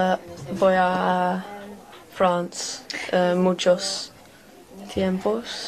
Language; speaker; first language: Spanish; non-native, learner; English